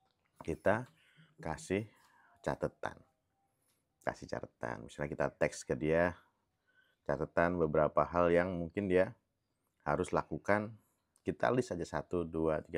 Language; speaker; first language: Indonesian; native; Indonesian